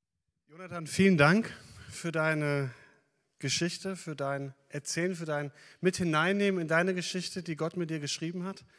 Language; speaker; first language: German; native; German